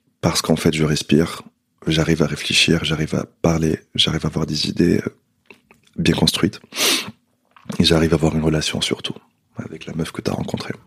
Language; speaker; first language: French; non-native, local second language; Arabic